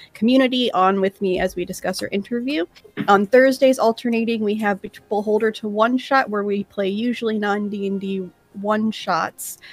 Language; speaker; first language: English; native; English